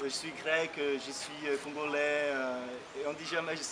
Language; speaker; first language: French; non-native, fluent; Portuguese